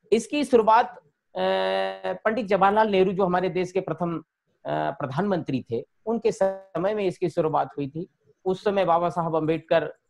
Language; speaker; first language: Hindi; native; Hindi